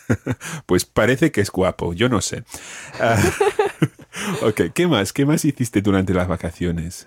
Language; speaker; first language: Spanish; non-native, fluent; English